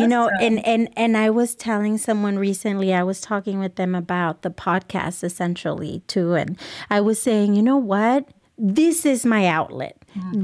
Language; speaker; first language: English; early bilingual, other home language; Spanish